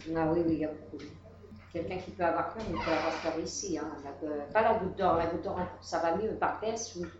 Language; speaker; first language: French; native; French